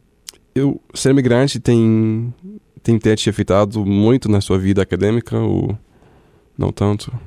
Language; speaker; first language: Portuguese; non-native, fluent; English